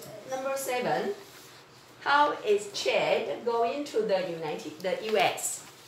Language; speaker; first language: English; non-native, fluent; Chinese